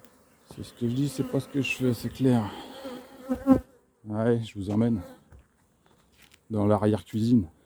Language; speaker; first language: French; native; French